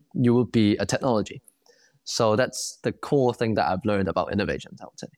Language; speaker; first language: English; non-native, local second language; Cantonese